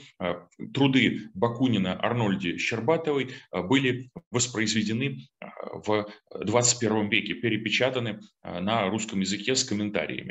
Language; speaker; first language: Russian; native; Russian